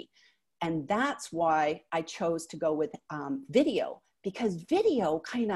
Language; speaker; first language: English; native; English